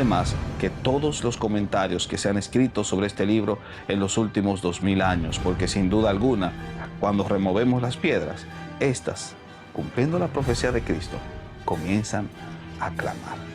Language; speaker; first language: Spanish; native; Spanish